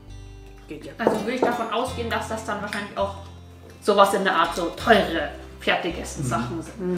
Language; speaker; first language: German; native; German